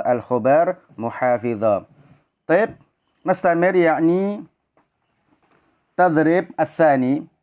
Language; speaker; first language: Arabic; non-native, fluent; Indonesian